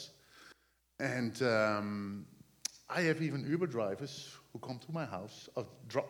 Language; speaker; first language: English; non-native, fluent; Dutch